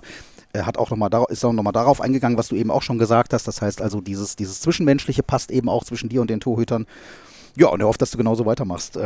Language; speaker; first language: German; native; German